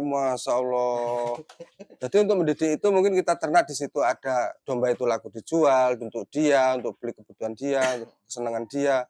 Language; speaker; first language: Indonesian; non-native, local second language; Javanese